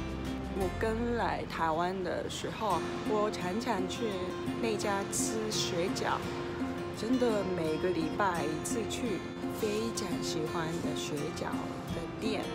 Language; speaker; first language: Chinese; non-native, fluent; Japanese